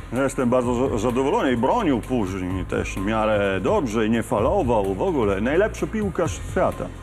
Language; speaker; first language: Polish; non-native, fluent; Italian